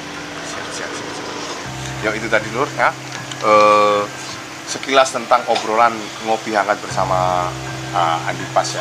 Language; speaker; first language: Indonesian; native; Indonesian